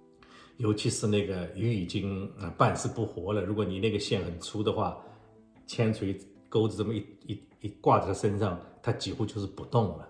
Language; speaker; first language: Chinese; native; Chinese